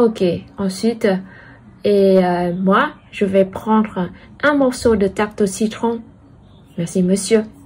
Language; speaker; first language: French; non-native, fluent; Vietnamese